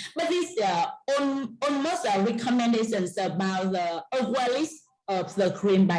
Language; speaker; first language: English; non-native, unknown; Vietnamese